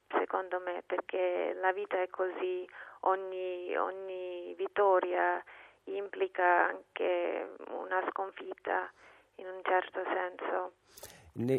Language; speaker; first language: Italian; non-native, fluent; English